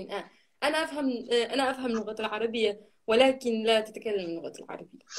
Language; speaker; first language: Arabic; non-native, learner; Malay